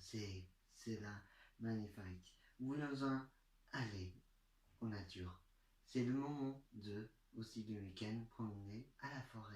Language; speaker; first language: French; non-native, learner; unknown